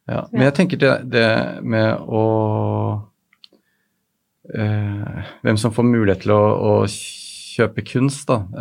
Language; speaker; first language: Norwegian; native; Norwegian